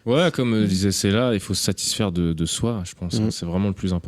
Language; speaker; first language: French; native; French